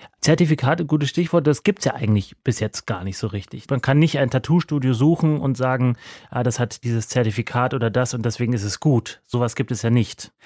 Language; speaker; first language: German; native; German